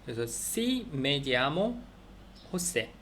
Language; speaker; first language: Spanish; non-native, learner; Korean